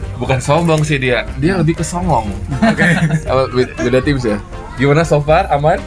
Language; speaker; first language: Indonesian; native; Indonesian